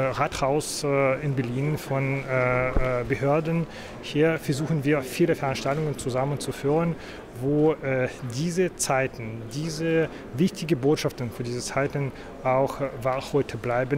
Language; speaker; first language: German; non-native, fluent; Belarusian